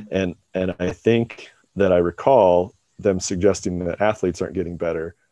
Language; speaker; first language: English; native; English